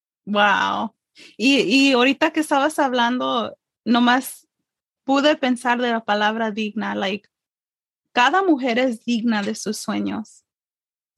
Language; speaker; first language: Spanish; early bilingual, heritage; English